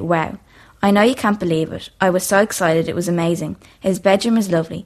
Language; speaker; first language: English; native; English